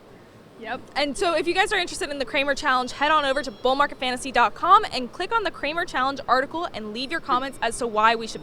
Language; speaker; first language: English; native; English